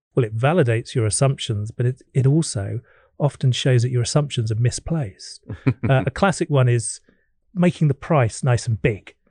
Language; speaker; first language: English; native; English